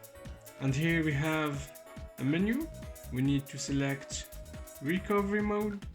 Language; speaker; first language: English; non-native, fluent; French